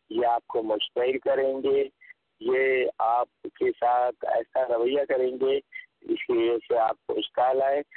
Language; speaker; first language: Urdu; non-native, local second language; Punjabi